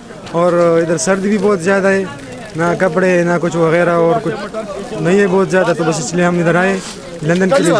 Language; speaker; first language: Hindi; non-native, local second language; Pashto